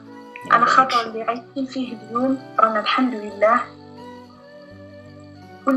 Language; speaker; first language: Arabic; native; Arabic